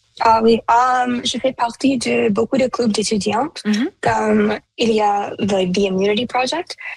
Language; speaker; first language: French; non-native, local second language; Punjabi